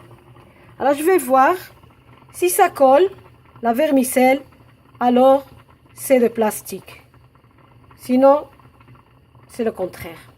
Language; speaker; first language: French; non-native, local second language; Arabic